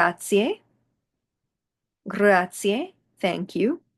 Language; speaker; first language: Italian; non-native, fluent; English